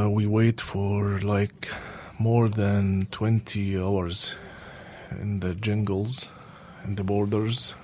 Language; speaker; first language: English; non-native, learner; Arabic